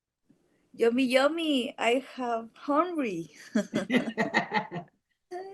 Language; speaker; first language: English; non-native, learner; Spanish